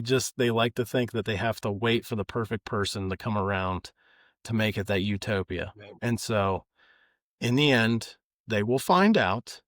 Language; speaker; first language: English; native; English